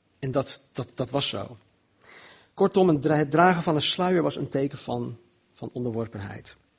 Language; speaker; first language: Dutch; non-native, fluent; English